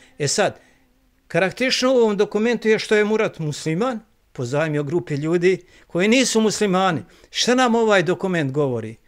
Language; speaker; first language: Croatian; native; Croatian